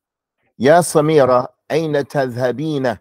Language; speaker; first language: Arabic; non-native, fluent; English